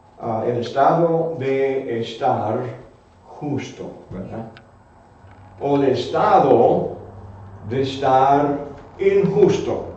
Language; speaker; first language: Spanish; non-native, fluent; English